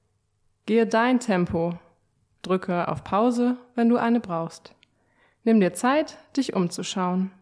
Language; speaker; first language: German; native; German